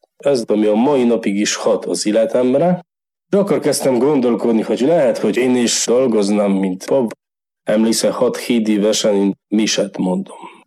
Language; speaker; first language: Hungarian; non-native, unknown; Polish